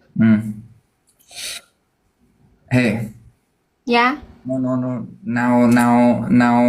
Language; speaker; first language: English; non-native, learner; Thai